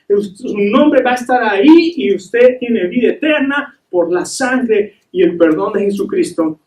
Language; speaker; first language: Spanish; native; Spanish